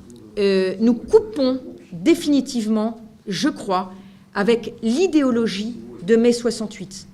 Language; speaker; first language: French; native; French